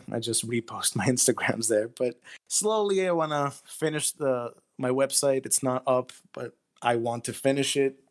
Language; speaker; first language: English; non-native, fluent; Greek